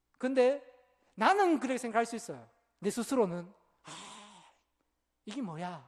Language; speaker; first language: Korean; native; Korean